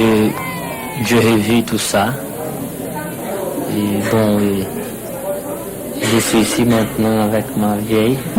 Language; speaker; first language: French; non-native, fluent; Portuguese